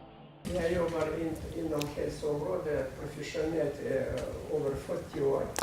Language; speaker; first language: Swedish; non-native, fluent; Russian